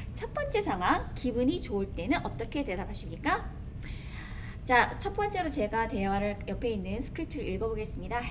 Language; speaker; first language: Korean; native; Korean